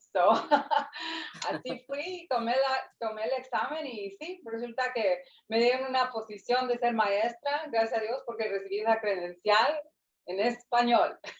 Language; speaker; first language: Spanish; early bilingual, heritage; English